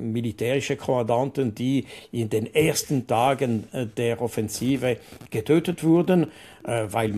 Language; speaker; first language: German; non-native, local second language; French